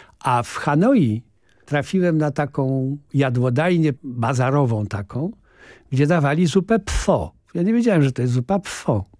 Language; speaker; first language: Polish; native; Polish